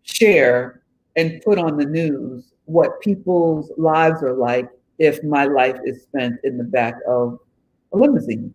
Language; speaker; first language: English; native; English